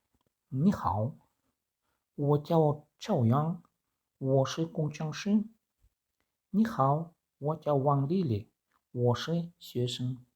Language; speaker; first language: Chinese; non-native, learner; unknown